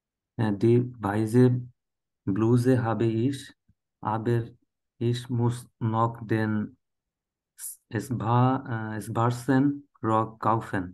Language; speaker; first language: German; non-native, learner; Bangla